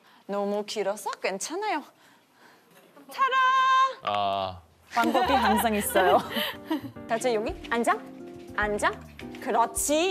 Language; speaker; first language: Korean; non-native, learner; German